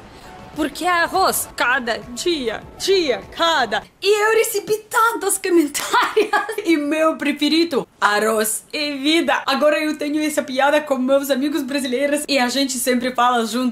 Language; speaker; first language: Portuguese; non-native, learner; Russian